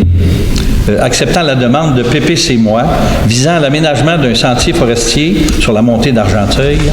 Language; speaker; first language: French; native; French